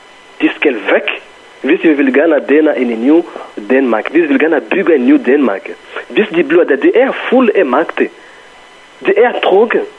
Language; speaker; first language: Danish; non-native, fluent; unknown